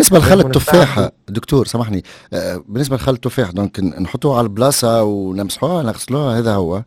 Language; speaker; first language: Arabic; native; Arabic